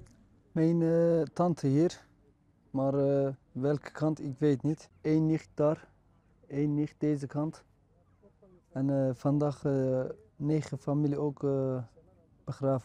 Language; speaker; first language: Dutch; non-native, learner; Turkish